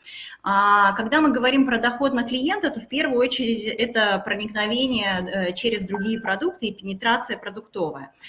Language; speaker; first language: Russian; native; Russian